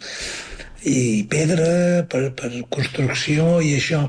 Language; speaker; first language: Catalan; native; Catalan